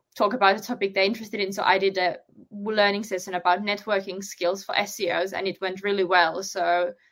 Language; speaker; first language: English; non-native, fluent; Finnish